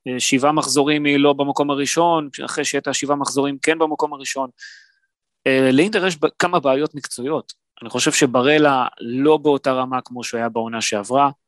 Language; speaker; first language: Hebrew; native; Hebrew